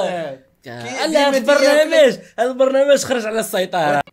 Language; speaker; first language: Arabic; native; Arabic